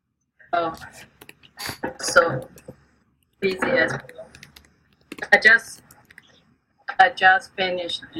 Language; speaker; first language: English; non-native, fluent; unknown